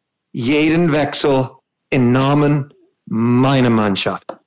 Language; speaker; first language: German; non-native, learner; English